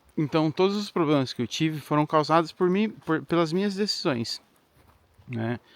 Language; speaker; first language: Portuguese; native; Portuguese